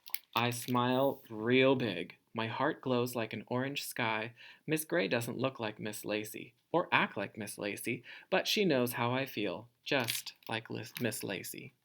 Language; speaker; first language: English; native; English